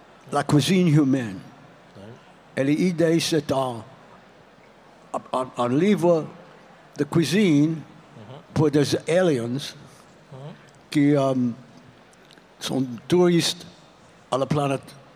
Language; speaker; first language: French; non-native, learner; English